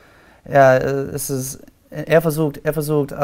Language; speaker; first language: German; non-native, learner; English